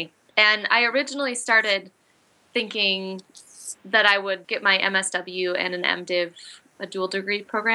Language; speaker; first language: English; native; English